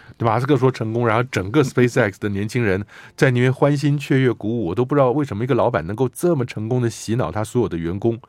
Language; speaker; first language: Chinese; native; Chinese